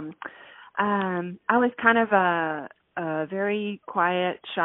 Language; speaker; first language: English; native; English